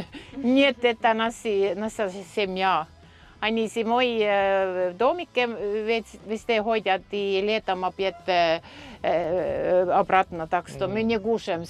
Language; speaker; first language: Russian; non-native, local second language; Estonian